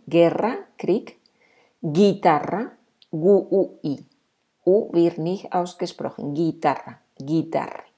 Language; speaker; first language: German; non-native, fluent; Spanish